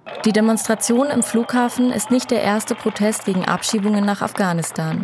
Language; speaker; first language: German; native; German